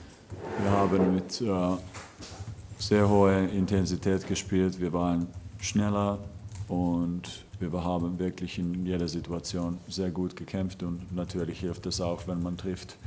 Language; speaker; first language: German; non-native, fluent; Finnish